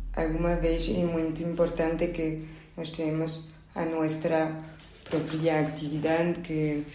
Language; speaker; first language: Portuguese; non-native, learner; Spanish